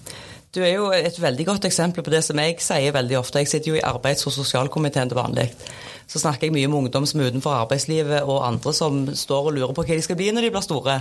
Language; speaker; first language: Norwegian; native; Norwegian